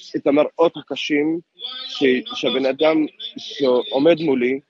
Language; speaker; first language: Hebrew; non-native, local second language; Arabic